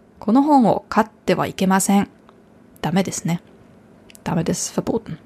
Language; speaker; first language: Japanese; non-native, fluent; German